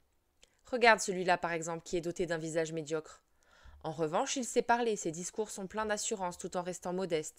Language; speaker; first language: French; native; French